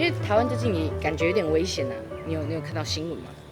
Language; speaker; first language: Chinese; native; Chinese